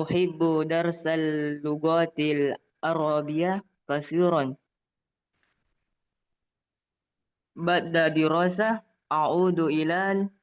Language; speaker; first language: Arabic; non-native, learner; Indonesian